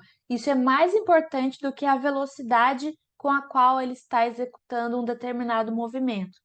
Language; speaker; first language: Portuguese; native; Portuguese